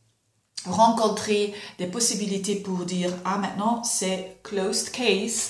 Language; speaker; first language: French; non-native, fluent; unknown